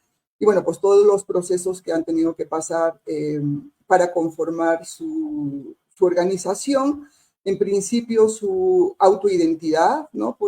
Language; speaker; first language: Spanish; native; Spanish